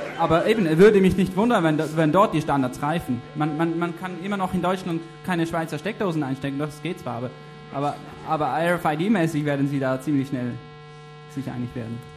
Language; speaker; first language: German; native; German